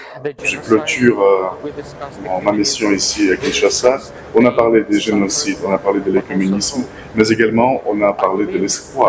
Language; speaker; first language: French; non-native, fluent; Ukrainian